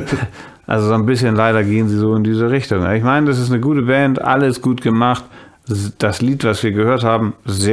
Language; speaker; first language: German; native; German